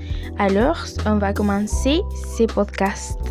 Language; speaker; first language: French; non-native, learner; Spanish